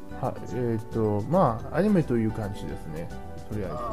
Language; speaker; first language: Japanese; non-native, learner; Chinese